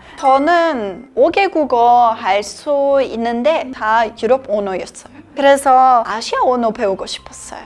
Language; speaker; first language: Korean; non-native, learner; Serbian